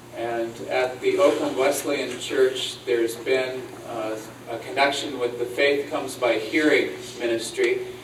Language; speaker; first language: English; native; English